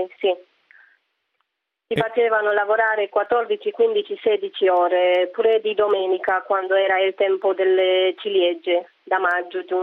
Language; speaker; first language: Italian; non-native, fluent; Romanian